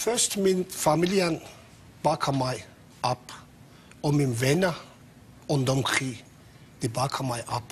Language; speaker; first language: Danish; non-native, fluent; Persian